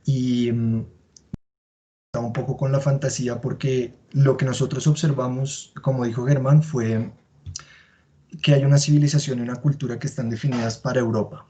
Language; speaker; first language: Spanish; native; Spanish